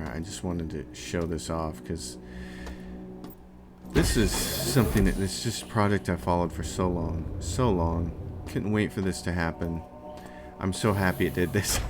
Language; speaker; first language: English; native; English